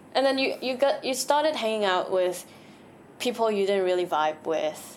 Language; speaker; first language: English; non-native, fluent; Thai